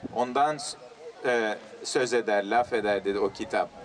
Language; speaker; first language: Turkish; early bilingual, heritage; English